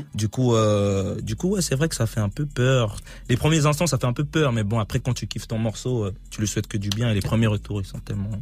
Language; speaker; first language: French; native; French